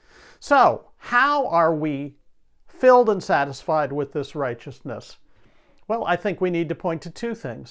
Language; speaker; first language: English; native; English